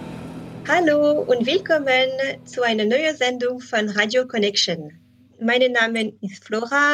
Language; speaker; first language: German; non-native, learner; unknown